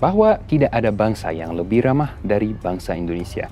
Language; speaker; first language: Indonesian; non-native, fluent; Arabic